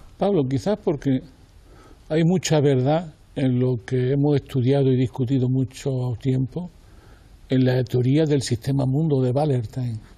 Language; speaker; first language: Spanish; native; Spanish